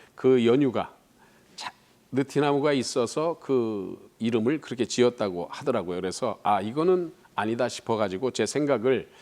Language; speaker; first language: Korean; native; Korean